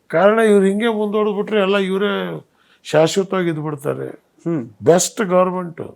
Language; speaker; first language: Kannada; non-native, local second language; Urdu